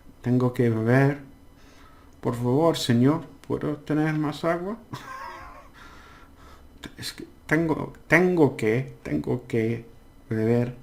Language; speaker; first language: Spanish; non-native, learner; English